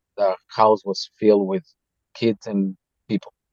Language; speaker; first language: English; non-native, fluent; Spanish